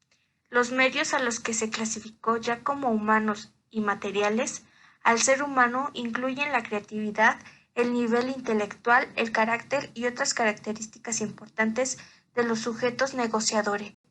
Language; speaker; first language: Spanish; native; Spanish